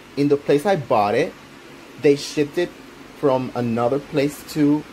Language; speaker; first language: English; non-native, local second language; Spanish